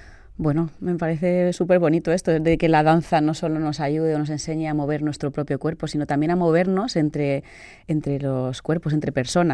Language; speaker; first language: Spanish; native; Spanish